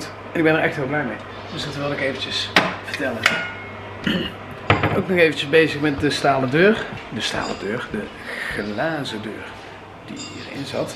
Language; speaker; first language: Dutch; native; Dutch